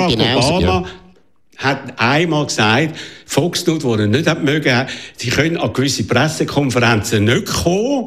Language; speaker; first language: German; native; German